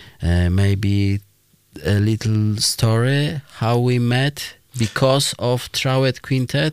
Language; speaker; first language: English; non-native, learner; Polish